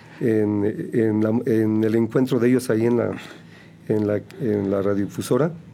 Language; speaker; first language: Spanish; native; Spanish